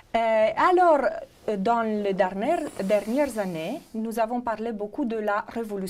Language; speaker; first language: French; non-native, fluent; Romanian